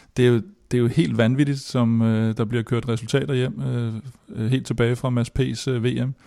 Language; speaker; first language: Danish; native; Danish